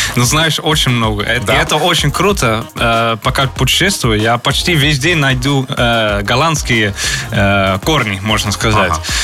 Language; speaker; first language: Russian; non-native, fluent; Dutch